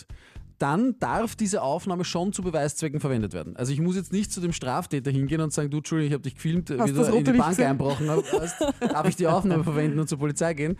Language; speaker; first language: German; native; German